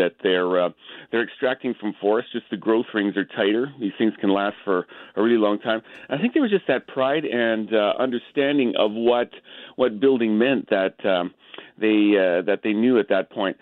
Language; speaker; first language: English; native; English